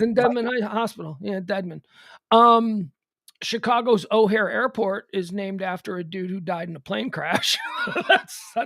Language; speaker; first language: English; native; English